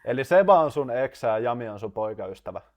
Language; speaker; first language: Finnish; native; Finnish